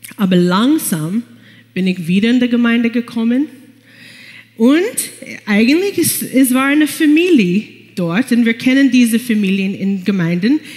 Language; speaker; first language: German; non-native, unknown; English